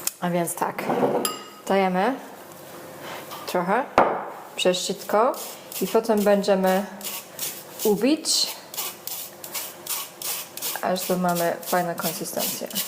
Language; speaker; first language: Polish; non-native, learner; English